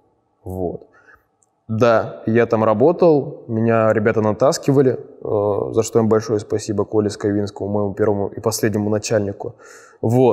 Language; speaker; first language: Russian; native; Russian